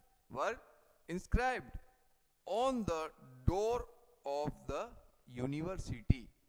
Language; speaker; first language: English; non-native, local second language; Gujarati